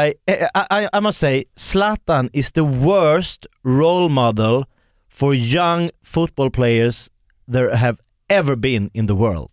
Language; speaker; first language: English; non-native, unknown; Swedish